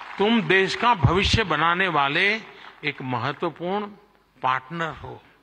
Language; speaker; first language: Hindi; non-native, local second language; Gujarati